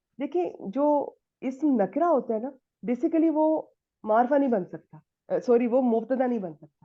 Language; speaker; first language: Urdu; native; Urdu